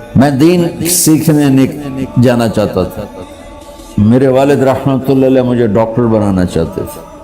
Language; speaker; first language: Urdu; non-native, local second language; Punjabi